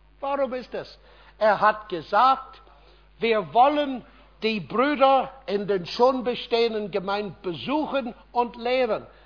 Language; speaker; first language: German; non-native, fluent; English